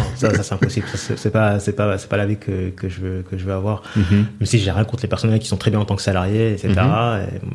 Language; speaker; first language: French; native; French